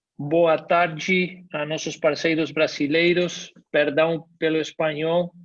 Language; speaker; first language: Portuguese; non-native, learner; Spanish